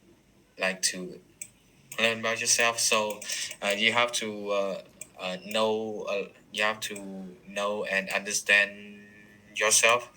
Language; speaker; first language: English; non-native, learner; Vietnamese